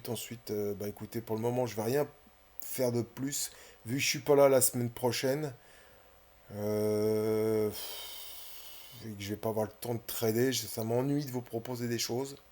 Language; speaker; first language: French; native; French